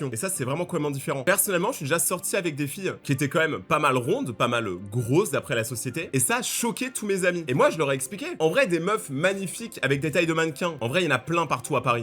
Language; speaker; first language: French; native; French